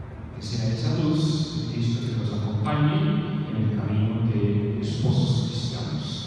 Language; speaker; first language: Spanish; native; Spanish